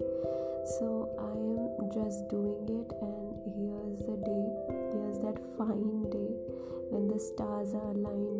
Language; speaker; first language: English; non-native, local second language; Hindi